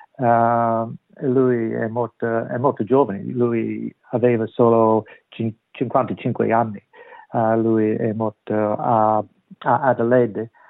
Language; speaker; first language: Italian; non-native, learner; English